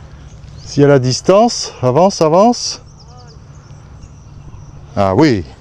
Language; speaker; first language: French; native; French